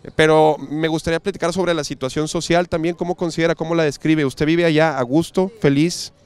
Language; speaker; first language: Spanish; native; Spanish